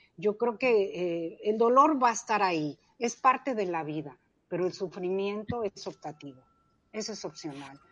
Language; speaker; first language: Spanish; early bilingual, other home language; Cantonese